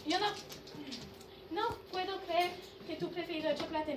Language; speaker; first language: Spanish; non-native, learner; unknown